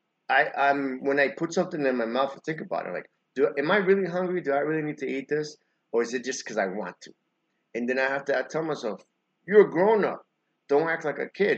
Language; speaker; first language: English; early bilingual, other home language; Spanish